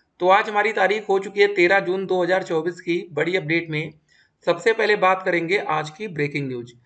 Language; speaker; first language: Hindi; native; Hindi